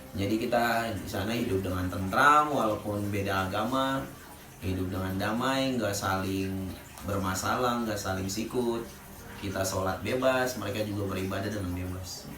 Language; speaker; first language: Indonesian; native; Indonesian